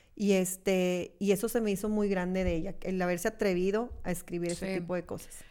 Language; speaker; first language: Spanish; native; Spanish